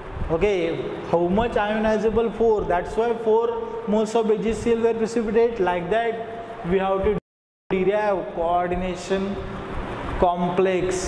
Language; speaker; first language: English; non-native, local second language; Marathi